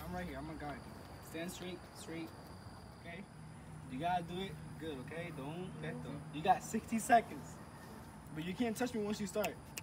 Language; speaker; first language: English; early bilingual, other home language; Spanish